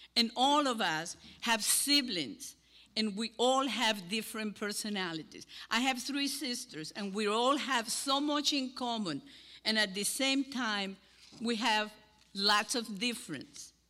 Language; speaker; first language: English; non-native, fluent; Spanish